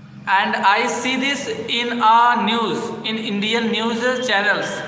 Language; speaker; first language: English; non-native, learner; Hindi